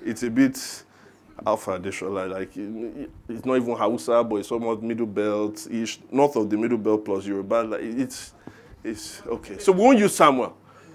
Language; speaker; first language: English; non-native, local second language; Yoruba